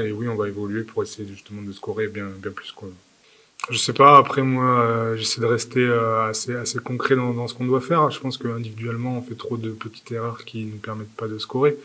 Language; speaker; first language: French; native; French